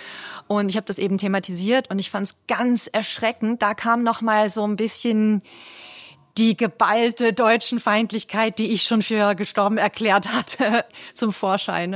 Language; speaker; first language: German; native; German